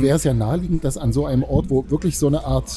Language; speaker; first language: German; native; German